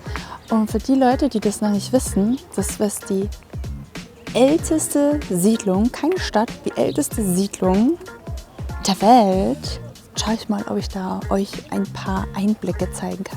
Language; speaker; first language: German; native; German